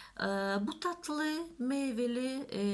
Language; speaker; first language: Turkish; non-native, learner; Russian